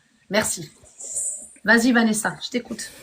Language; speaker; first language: French; native; French